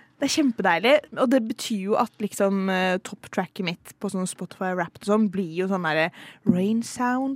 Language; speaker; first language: Norwegian; native; Norwegian